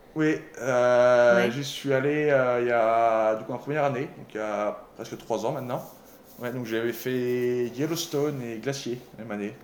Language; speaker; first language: French; native; French